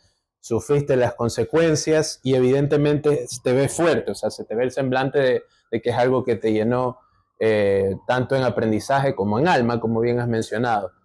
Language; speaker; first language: Spanish; native; Spanish